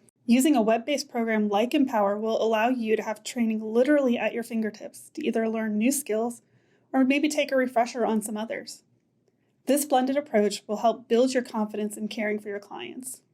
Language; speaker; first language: English; native; English